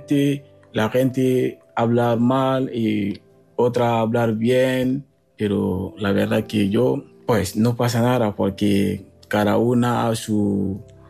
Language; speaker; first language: Spanish; non-native, learner; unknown